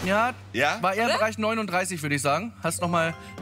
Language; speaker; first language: German; native; German